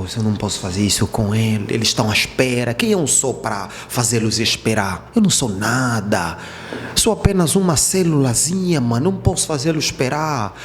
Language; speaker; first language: Portuguese; native; Portuguese